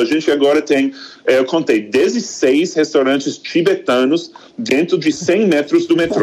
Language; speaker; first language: Portuguese; non-native, fluent; English